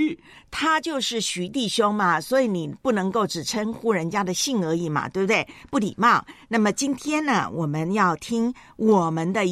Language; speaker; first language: Chinese; native; Chinese